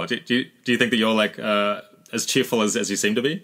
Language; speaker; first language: English; native; English